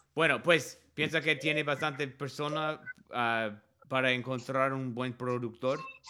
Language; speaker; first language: Spanish; non-native, learner; English